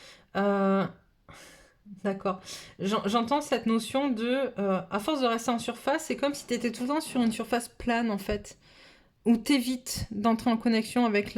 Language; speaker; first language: French; native; French